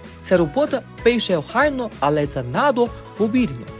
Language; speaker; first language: Ukrainian; non-native, fluent; Chinese